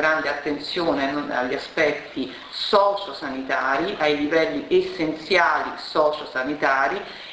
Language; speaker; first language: Italian; native; Italian